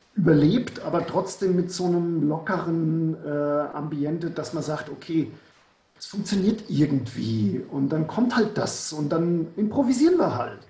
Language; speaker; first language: German; native; German